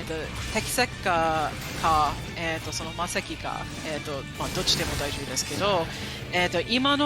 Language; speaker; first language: Japanese; non-native, fluent; English